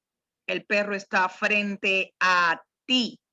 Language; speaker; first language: Spanish; non-native, fluent; English